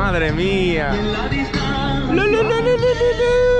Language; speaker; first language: Spanish; non-native, learner; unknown